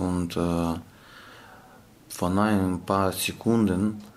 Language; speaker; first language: German; non-native, learner; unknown